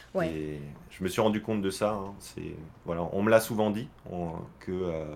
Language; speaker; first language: French; native; French